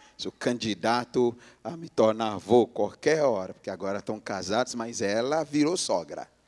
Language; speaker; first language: Portuguese; non-native, fluent; English